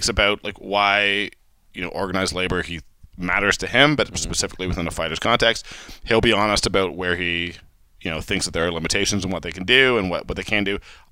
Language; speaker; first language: English; native; English